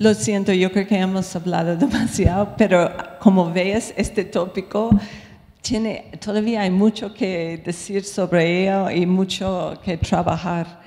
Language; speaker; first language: Spanish; non-native, fluent; English